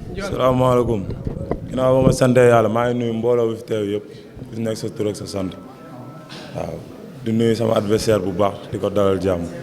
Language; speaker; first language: Wolof; native; Wolof